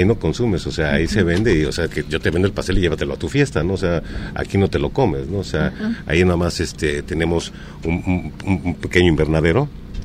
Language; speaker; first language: Spanish; native; Spanish